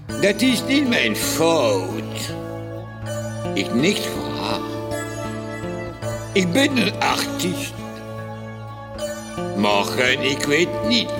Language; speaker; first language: Dutch; non-native, learner; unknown